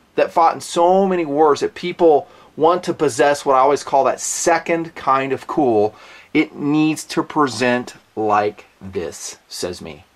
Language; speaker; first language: English; native; English